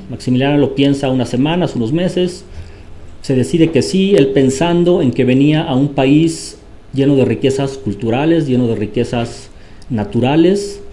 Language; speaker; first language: Spanish; native; Spanish